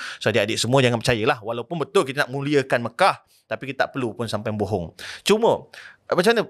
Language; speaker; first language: Malay; native; Malay